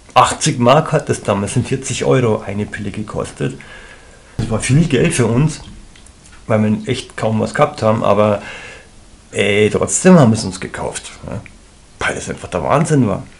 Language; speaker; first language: German; native; German